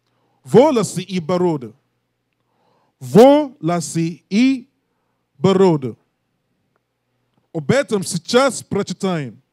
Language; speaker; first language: Russian; non-native, learner; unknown